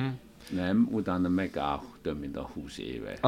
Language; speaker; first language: Hungarian; non-native, learner; Chinese